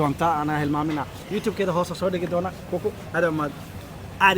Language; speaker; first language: Somali; native; Somali